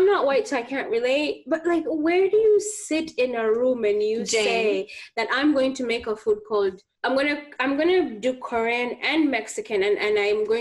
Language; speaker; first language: English; non-native, local second language; Ganda